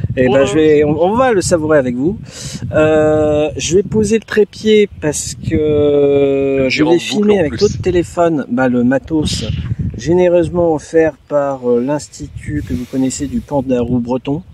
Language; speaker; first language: French; native; French